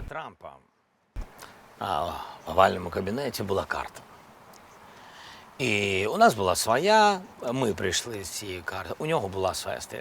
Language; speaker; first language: Ukrainian; non-native, local second language; Russian